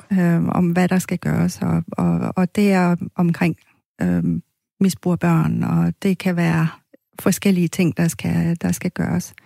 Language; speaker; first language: Danish; native; Danish